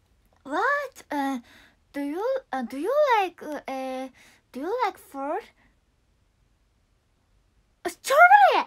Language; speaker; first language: English; non-native, learner; Japanese